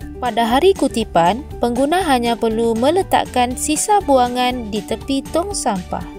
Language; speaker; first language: Malay; native; Malay